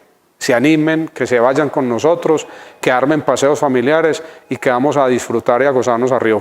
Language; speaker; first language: Spanish; native; Spanish